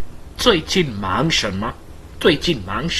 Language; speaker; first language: Chinese; non-native, learner; English